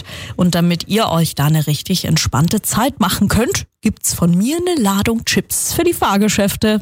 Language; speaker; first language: German; native; German